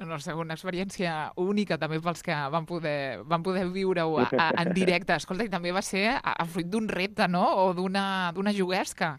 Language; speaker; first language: Catalan; native; Catalan